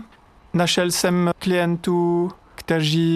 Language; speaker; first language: Czech; non-native, learner; French